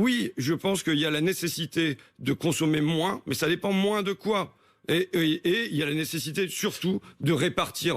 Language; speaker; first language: French; native; French